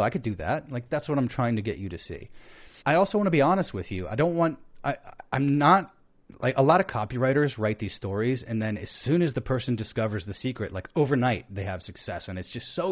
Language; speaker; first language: English; native; English